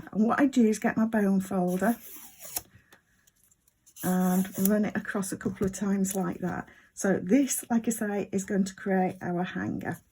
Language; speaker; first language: English; native; English